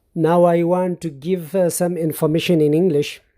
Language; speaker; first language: English; non-native, local second language; Urdu